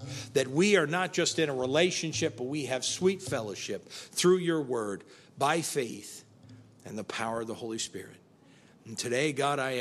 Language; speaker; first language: English; native; English